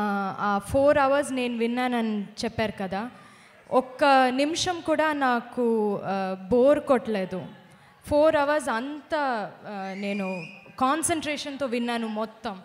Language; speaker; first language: Telugu; non-native, fluent; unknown